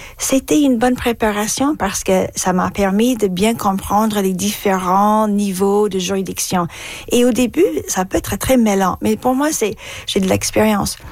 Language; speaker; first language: French; non-native, fluent; English